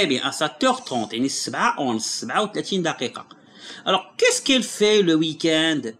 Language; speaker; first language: French; non-native, local second language; Arabic